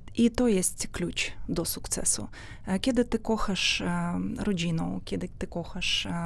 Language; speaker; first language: Polish; non-native, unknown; Ukrainian